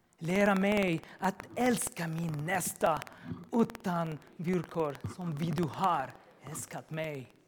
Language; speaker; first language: Swedish; non-native, learner; Arabic